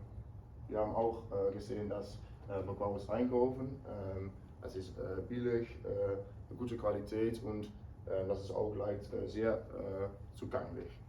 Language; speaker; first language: German; non-native, learner; Dutch